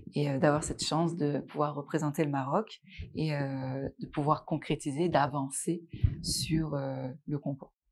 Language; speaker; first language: French; non-native, local second language; Arabic